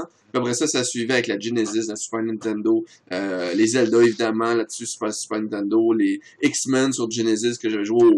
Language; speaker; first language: French; native; French